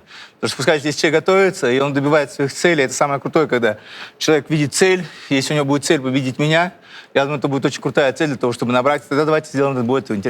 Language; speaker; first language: Russian; native; Russian